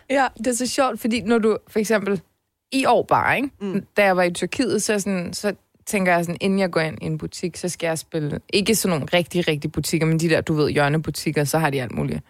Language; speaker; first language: Danish; early bilingual, other home language; Turkish